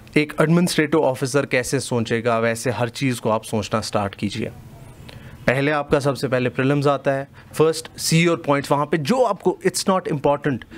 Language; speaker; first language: Hindi; non-native, local second language; Kashmiri